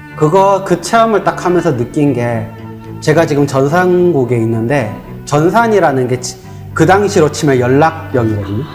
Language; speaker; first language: Korean; native; Korean